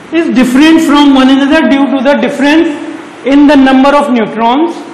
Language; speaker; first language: English; non-native, local second language; Urdu